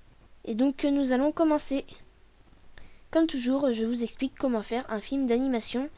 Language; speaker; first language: French; native; French